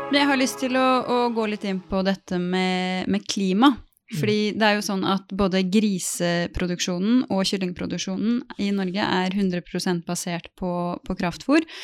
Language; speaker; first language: Norwegian; native; Norwegian